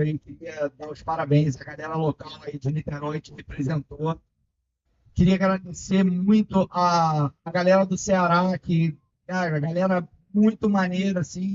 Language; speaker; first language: Portuguese; native; Portuguese